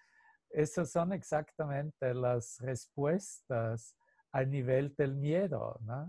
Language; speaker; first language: Spanish; non-native, fluent; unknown